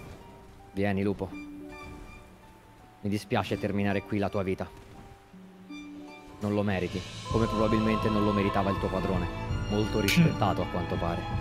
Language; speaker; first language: Italian; native; Italian